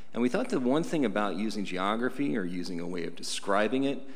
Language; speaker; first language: English; native; English